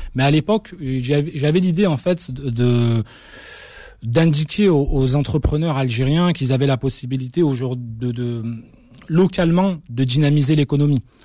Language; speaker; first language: French; early bilingual, other home language; Arabic